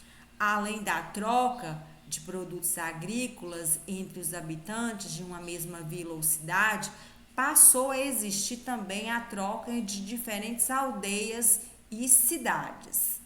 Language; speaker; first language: Portuguese; native; Portuguese